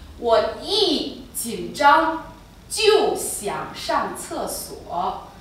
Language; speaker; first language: Chinese; native; Chinese